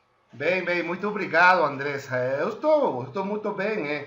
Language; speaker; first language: Portuguese; non-native, fluent; Spanish